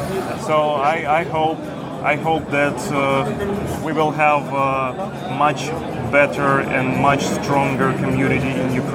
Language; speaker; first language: English; non-native, fluent; Ukrainian